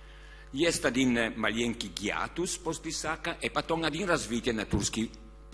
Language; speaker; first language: Russian; non-native, learner; Italian